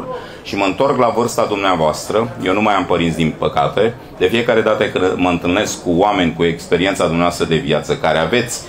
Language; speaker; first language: Romanian; native; Romanian